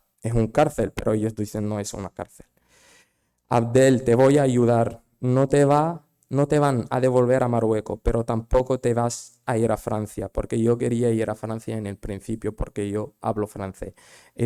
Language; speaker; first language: Spanish; non-native, fluent; Arabic